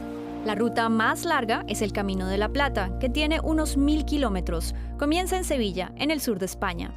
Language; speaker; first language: Spanish; native; Spanish